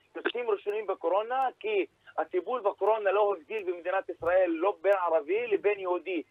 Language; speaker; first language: Hebrew; native; Hebrew